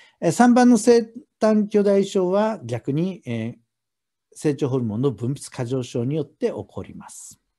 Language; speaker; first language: Japanese; native; Japanese